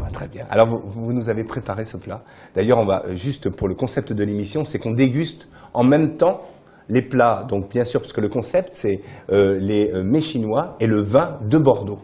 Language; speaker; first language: French; native; French